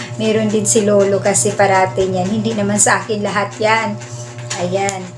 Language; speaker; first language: Filipino; non-native, local second language; Cebuano